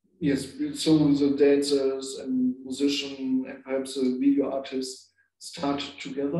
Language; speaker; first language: English; non-native, learner; German